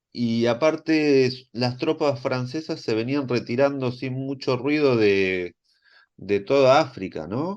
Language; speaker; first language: Spanish; native; Spanish